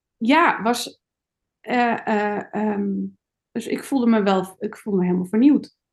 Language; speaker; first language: Dutch; native; Dutch